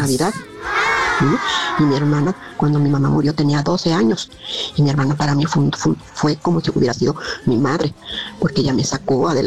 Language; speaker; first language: Spanish; native; Spanish